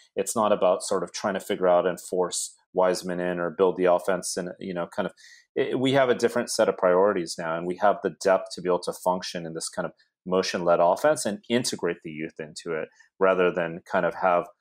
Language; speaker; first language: English; native; English